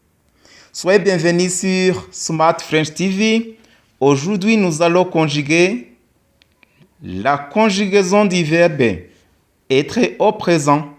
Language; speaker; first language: French; non-native, local second language; Kinyarwanda